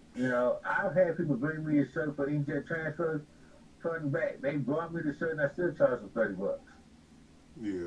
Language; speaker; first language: English; native; English